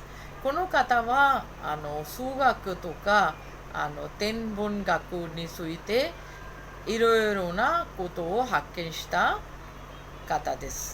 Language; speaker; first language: Japanese; non-native, fluent; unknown